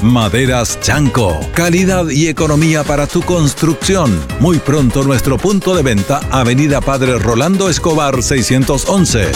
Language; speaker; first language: Spanish; native; Spanish